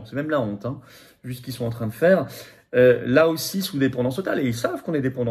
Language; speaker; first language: French; native; French